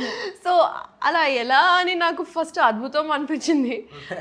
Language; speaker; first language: Telugu; non-native, local second language; Urdu